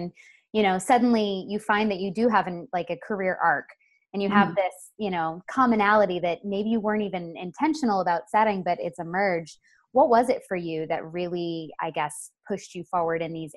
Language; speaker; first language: English; native; English